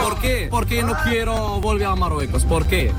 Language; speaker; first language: Spanish; non-native, learner; Arabic